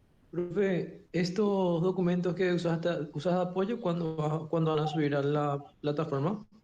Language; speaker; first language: Spanish; native; Spanish